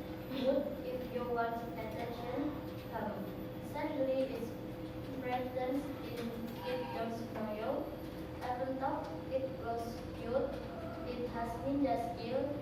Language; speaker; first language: English; non-native, learner; Indonesian